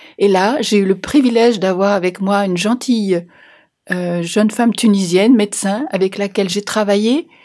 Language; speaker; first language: French; native; French